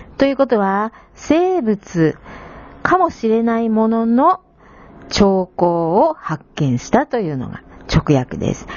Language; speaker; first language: Japanese; native; Japanese